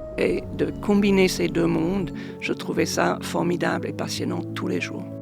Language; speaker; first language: French; non-native, fluent; English